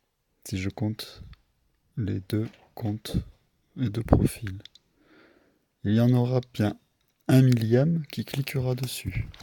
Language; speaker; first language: French; native; French